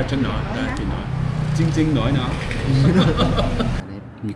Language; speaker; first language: Thai; non-native, learner; Chinese